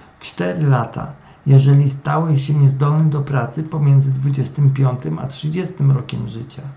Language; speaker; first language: Polish; native; Polish